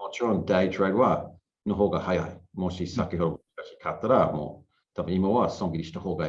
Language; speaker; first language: Japanese; non-native, learner; English